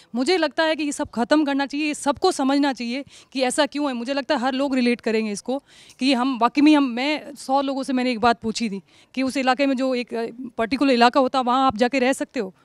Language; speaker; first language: Hindi; native; Hindi